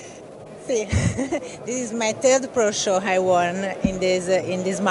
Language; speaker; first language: English; non-native, learner; Italian